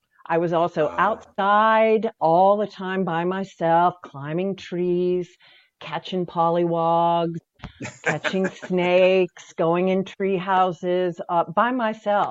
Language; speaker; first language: English; native; English